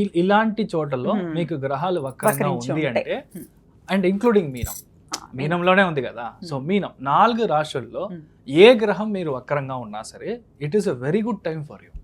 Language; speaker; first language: Telugu; non-native, fluent; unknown